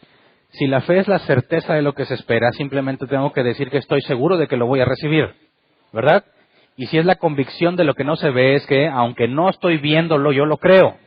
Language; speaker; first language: Spanish; native; Spanish